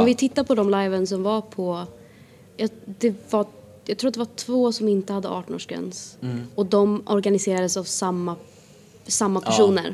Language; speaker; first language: Swedish; native; Swedish